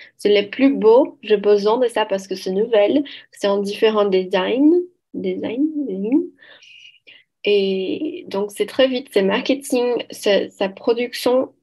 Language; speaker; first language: French; non-native, learner; Portuguese